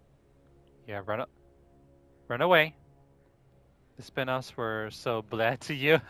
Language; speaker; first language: English; native; English